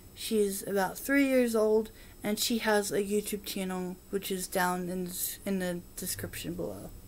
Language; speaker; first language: English; native; English